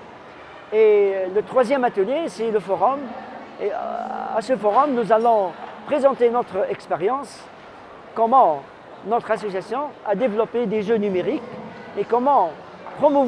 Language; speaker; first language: French; non-native, local second language; Arabic